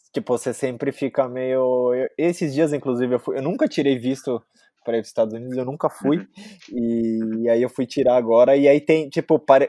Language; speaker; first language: Portuguese; native; Portuguese